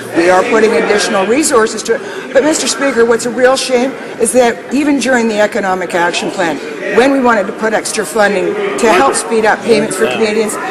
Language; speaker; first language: English; native; English